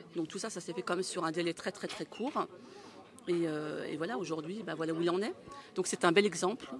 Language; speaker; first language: French; native; French